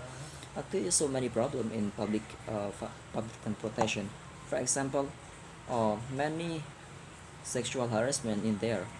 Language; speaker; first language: English; non-native, learner; Indonesian